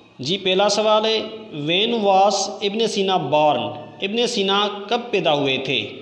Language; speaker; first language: Urdu; non-native, local second language; Sindhi